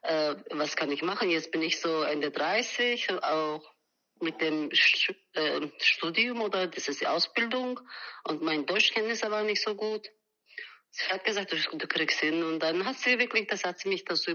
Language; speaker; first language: German; non-native, learner; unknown